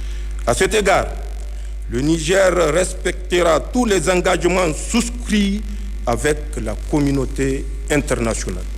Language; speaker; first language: French; non-native, local second language; Hausa